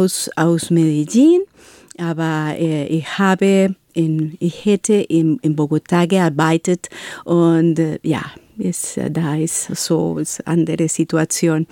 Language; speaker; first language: German; non-native, learner; Spanish